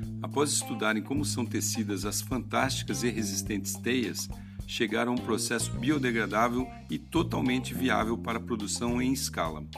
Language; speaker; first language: Portuguese; native; Portuguese